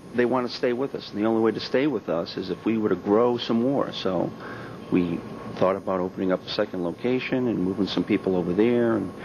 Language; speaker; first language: English; native; English